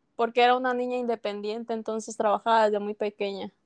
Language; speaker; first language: Spanish; native; Spanish